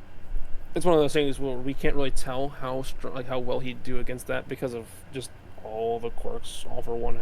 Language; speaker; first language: English; native; English